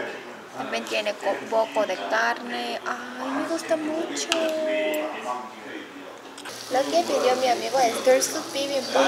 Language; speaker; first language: Spanish; non-native, learner; Korean